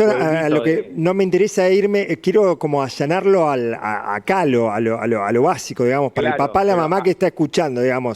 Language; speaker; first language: Spanish; native; Spanish